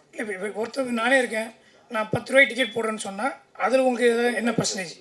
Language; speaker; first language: Tamil; native; Tamil